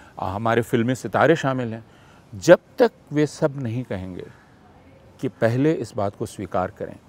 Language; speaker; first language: Hindi; native; Hindi